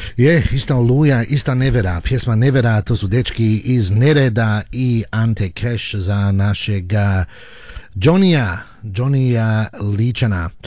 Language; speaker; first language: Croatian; early bilingual, heritage; Croatian